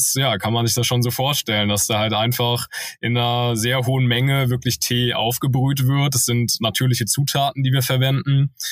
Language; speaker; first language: German; native; German